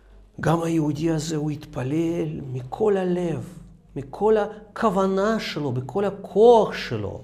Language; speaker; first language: Hebrew; non-native, fluent; Russian